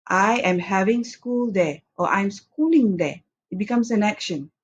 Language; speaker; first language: English; non-native, local second language; Malay